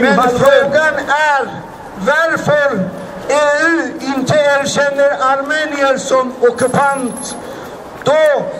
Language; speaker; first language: Swedish; non-native, fluent; Azerbaijani